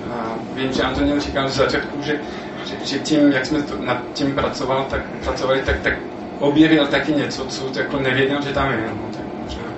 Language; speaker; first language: Czech; non-native, fluent; French